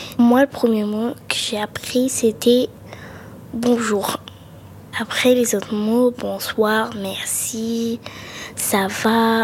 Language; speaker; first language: French; early bilingual, other home language; Arabic